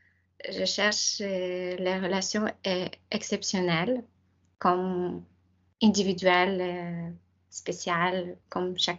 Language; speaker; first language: French; non-native, fluent; Ukrainian